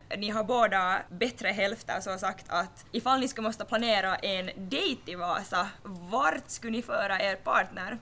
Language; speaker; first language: Swedish; native; Swedish